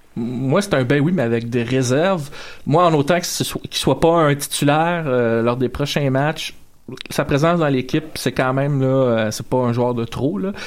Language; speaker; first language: French; native; French